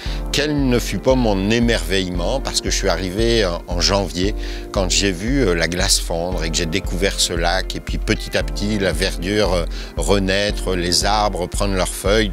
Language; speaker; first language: French; native; French